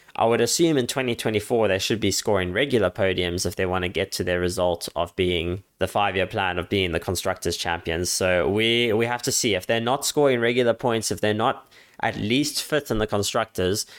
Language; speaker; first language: English; native; English